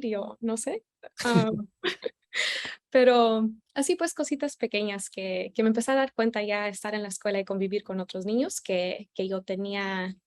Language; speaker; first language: Spanish; early bilingual, heritage; Spanish